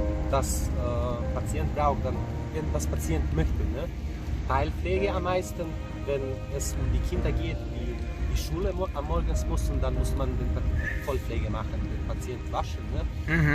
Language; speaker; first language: German; non-native, fluent; Serbian